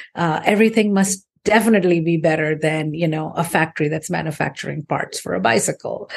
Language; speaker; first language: English; non-native, local second language; Hindi